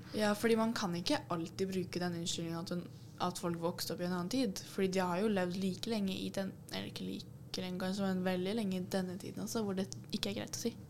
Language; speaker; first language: Norwegian; native; Norwegian